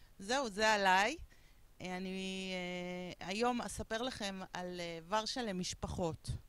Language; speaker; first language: Hebrew; non-native, fluent; Spanish